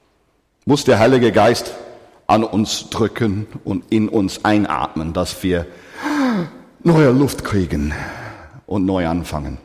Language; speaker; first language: German; non-native, fluent; English